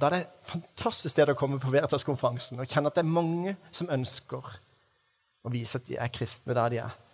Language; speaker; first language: Norwegian; native; Norwegian